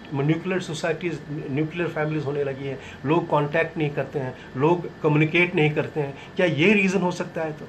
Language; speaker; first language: Hindi; native; Hindi